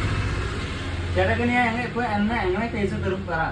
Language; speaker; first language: Malayalam; non-native, learner; Hindi